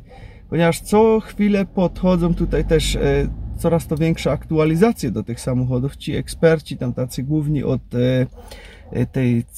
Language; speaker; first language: Polish; native; Polish